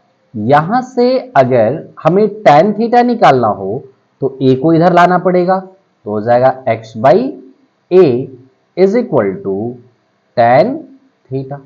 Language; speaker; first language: Hindi; native; Hindi